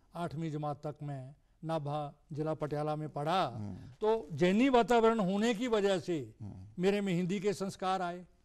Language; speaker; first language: Hindi; non-native, local second language; Punjabi